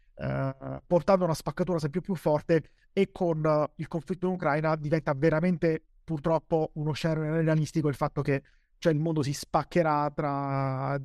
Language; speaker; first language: Italian; native; Italian